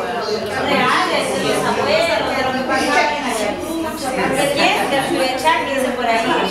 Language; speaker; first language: Spanish; native; Spanish